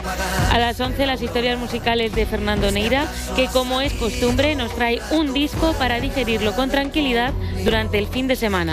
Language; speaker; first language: Spanish; native; Spanish